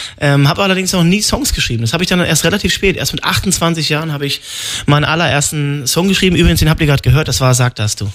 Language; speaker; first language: German; native; German